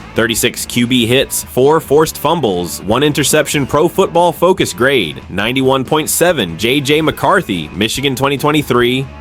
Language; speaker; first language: English; native; English